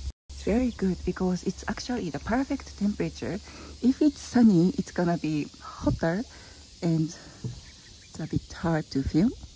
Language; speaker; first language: English; non-native, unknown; Japanese